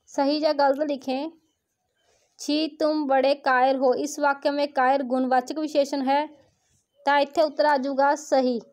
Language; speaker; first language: Hindi; non-native, local second language; Punjabi